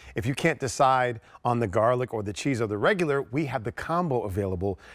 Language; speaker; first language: English; native; English